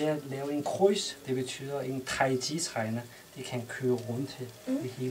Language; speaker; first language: Danish; non-native, learner; Chinese